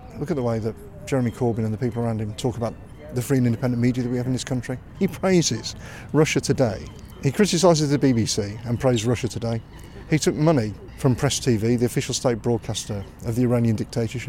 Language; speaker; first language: English; native; English